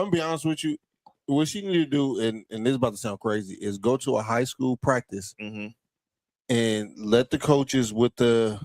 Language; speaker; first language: English; native; English